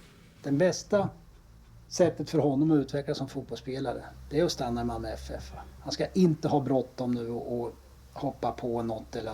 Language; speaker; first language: Swedish; native; Swedish